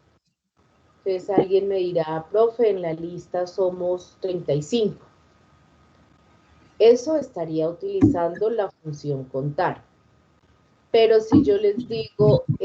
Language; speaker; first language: Spanish; native; Spanish